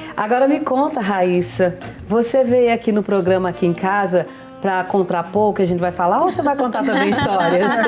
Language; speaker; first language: Portuguese; native; Portuguese